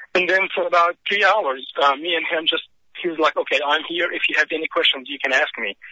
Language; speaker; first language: English; non-native, fluent; Arabic